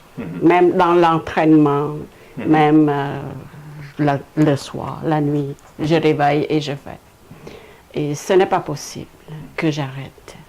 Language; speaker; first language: French; non-native, fluent; Khmer